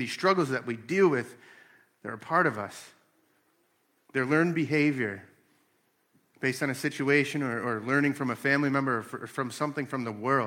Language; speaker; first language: English; native; English